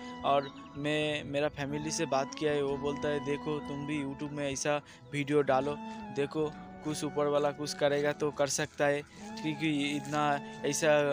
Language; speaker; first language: Hindi; non-native, local second language; Bangla